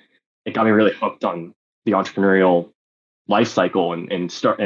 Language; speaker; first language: English; native; English